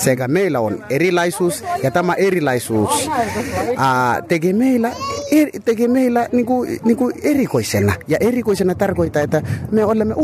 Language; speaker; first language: Finnish; non-native, fluent; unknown